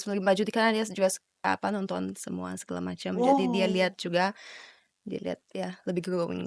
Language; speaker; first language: Indonesian; non-native, fluent; Portuguese